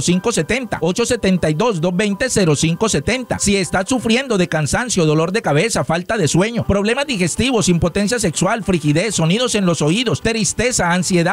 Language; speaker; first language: Spanish; native; Spanish